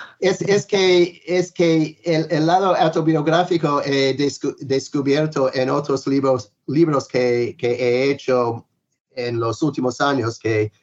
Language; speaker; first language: Spanish; non-native, fluent; English